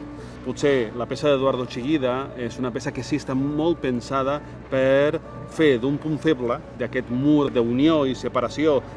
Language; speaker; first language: Catalan; native; Catalan